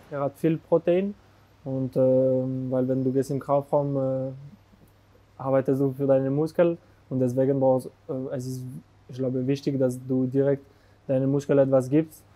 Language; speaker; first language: German; non-native, local second language; French